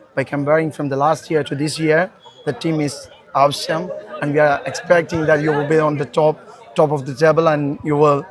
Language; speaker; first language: English; non-native, local second language; Malayalam